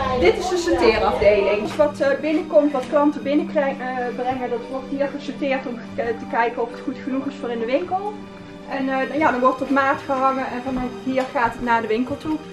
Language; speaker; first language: Dutch; native; Dutch